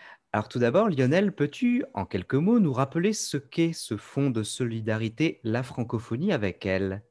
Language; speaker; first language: French; native; French